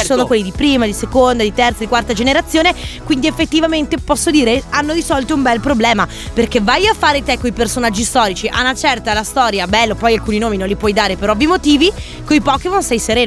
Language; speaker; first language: Italian; native; Italian